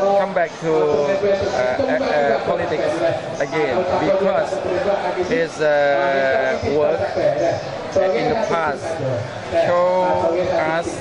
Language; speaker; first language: English; non-native, learner; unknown